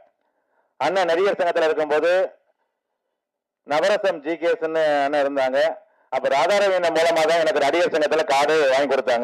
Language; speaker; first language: Tamil; native; Tamil